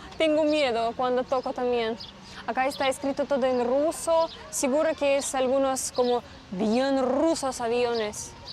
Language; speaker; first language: Spanish; non-native, learner; Russian